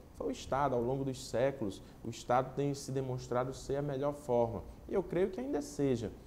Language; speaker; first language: Portuguese; native; Portuguese